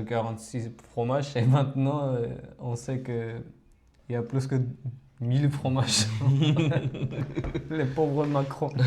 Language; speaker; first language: French; non-native, fluent; Georgian